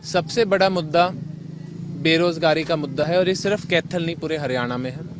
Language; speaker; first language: Hindi; native; Hindi